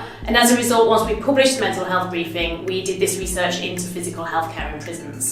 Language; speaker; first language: English; native; English